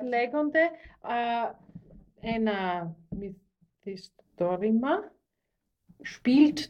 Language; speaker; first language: Greek; non-native, learner; German